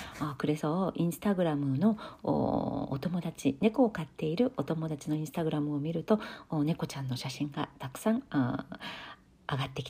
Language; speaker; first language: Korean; non-native, fluent; Japanese